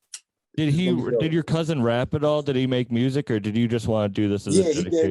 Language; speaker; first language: English; native; English